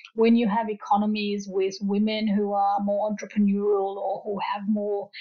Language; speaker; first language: English; early bilingual, other home language; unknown